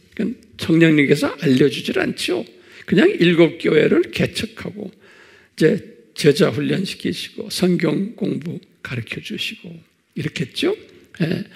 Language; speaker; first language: Korean; native; Korean